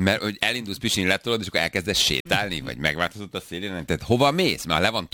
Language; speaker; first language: Hungarian; native; Hungarian